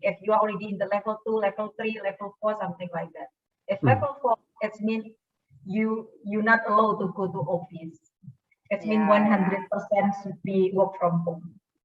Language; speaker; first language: English; non-native, fluent; Indonesian